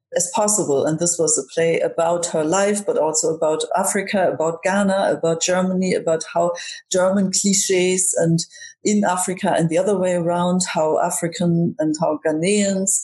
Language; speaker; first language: English; non-native, fluent; German